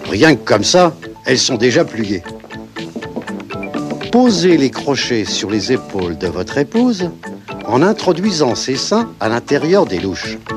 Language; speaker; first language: French; native; French